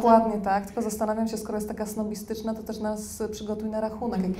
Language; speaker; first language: Polish; native; Polish